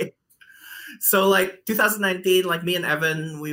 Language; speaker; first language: English; non-native, fluent; Indonesian